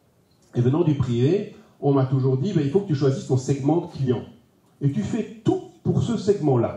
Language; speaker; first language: French; native; French